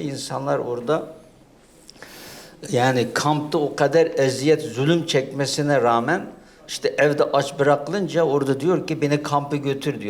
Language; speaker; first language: Turkish; non-native, fluent; Uyghur